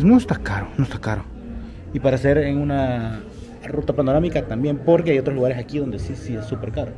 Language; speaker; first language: Spanish; native; Spanish